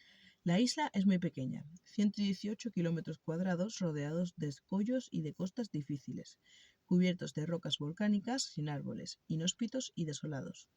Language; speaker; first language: Spanish; native; Spanish